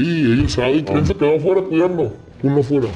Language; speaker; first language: Spanish; native; Spanish